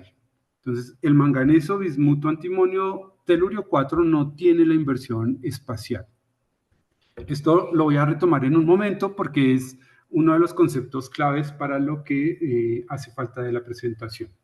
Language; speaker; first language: Spanish; native; Spanish